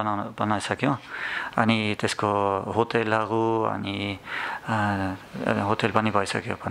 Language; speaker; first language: Nepali; non-native, learner; German